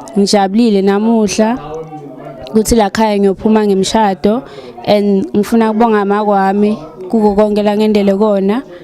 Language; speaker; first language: Zulu; non-native, local second language; Swati